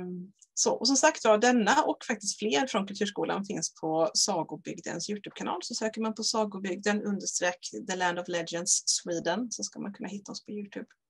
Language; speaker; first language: Swedish; native; Swedish